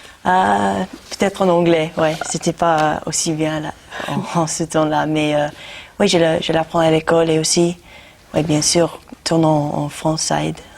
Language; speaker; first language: French; non-native, learner; English